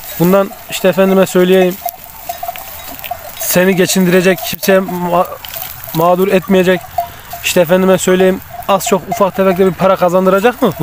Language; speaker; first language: Turkish; native; Turkish